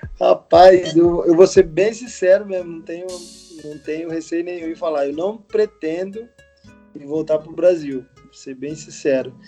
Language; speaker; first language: Portuguese; native; Portuguese